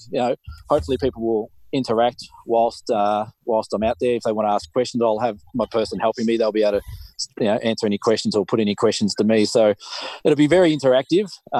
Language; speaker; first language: English; native; English